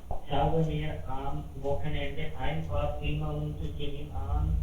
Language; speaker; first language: German; non-native, learner; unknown